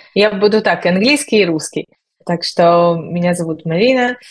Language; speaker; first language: Russian; early bilingual, heritage; Russian